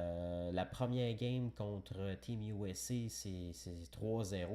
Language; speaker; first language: French; native; French